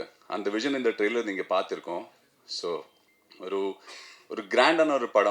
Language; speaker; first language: Tamil; non-native, fluent; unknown